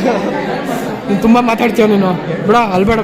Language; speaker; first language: Kannada; native; Kannada